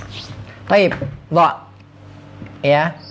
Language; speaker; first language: Arabic; non-native, fluent; Indonesian